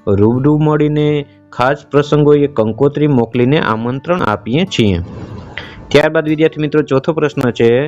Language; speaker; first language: Gujarati; native; Gujarati